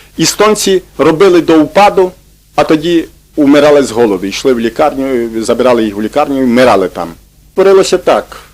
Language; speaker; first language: Ukrainian; native; Ukrainian